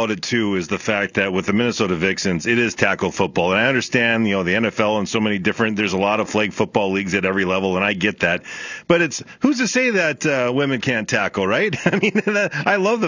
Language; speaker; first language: English; native; English